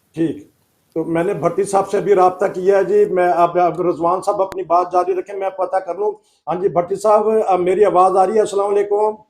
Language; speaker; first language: Urdu; non-native, local second language; Punjabi